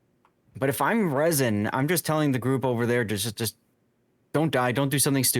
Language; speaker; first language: English; native; English